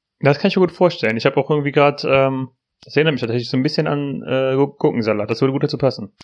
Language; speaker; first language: German; native; German